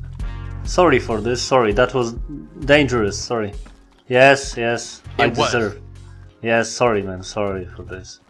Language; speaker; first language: English; non-native, learner; Polish